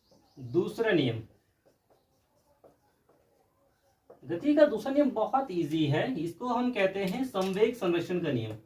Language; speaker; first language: Hindi; native; Hindi